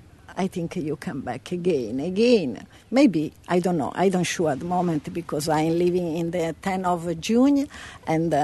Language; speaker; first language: English; non-native, learner; Italian